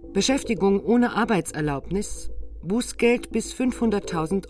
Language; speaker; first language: German; native; German